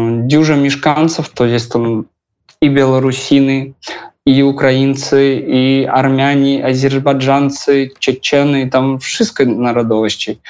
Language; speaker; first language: Polish; non-native, learner; Russian